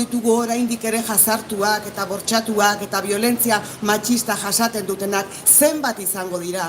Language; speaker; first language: Basque; native; Basque